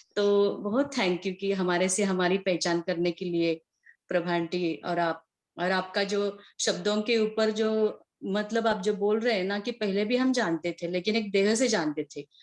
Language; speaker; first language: Hindi; non-native, local second language; Marathi